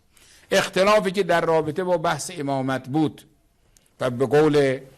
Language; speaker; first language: Persian; native; Persian